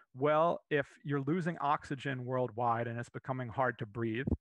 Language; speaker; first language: English; native; English